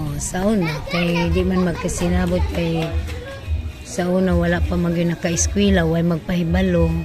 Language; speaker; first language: Cebuano; non-native, local second language; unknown